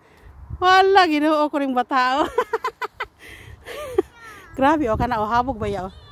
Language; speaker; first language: Finnish; non-native, learner; Cebuano